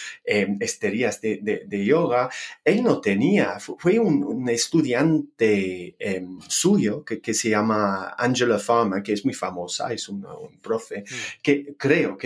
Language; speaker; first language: Spanish; non-native, fluent; English